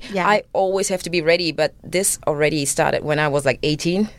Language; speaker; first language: English; non-native, fluent; German